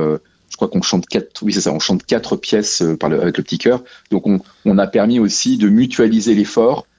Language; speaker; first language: French; native; French